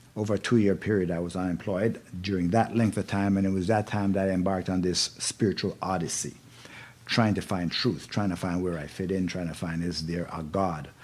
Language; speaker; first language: English; native; English